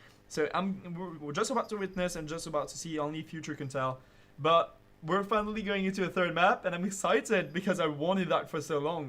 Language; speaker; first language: English; non-native, fluent; French